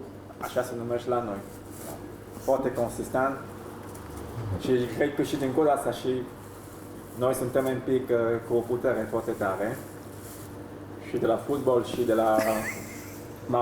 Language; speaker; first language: Romanian; non-native, fluent; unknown